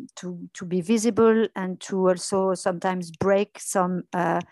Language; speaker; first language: English; non-native, fluent; French